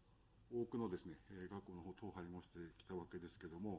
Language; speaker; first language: Japanese; native; Japanese